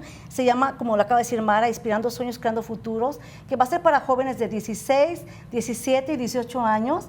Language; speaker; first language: Spanish; native; Spanish